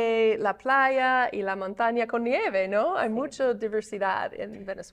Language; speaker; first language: Spanish; non-native, fluent; English